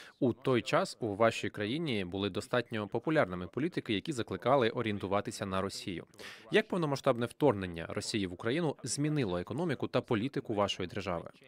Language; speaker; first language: Ukrainian; native; Ukrainian